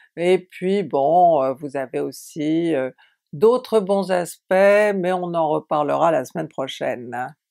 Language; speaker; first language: French; native; French